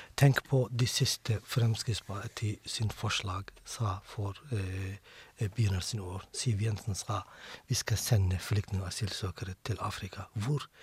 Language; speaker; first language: Norwegian; non-native, fluent; Somali